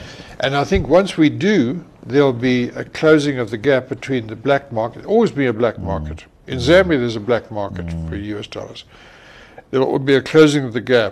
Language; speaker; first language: English; native; English